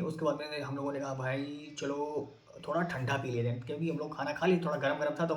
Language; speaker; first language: Hindi; native; Hindi